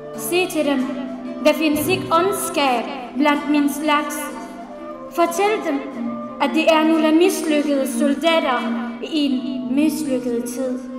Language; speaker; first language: Danish; non-native, fluent; Central Kurdish